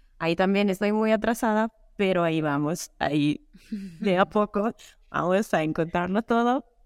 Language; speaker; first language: Spanish; non-native, fluent; Italian